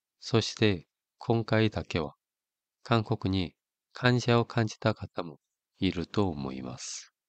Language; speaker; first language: Japanese; non-native, fluent; Korean